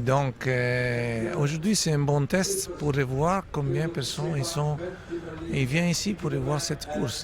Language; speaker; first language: French; non-native, learner; Italian